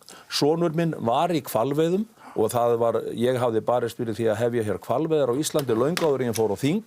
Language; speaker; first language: Icelandic; native; Icelandic